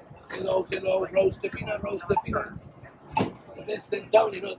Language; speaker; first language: English; non-native, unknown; Spanish